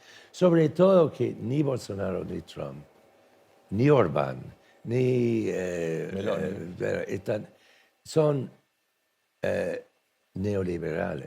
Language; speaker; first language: Spanish; non-native, fluent; English